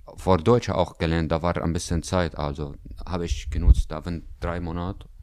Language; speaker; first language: German; non-native, learner; Arabic